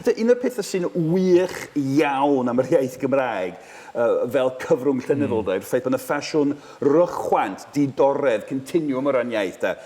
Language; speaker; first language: Welsh; non-native, fluent; English